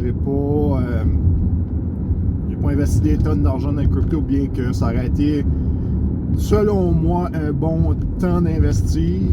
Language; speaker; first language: French; native; French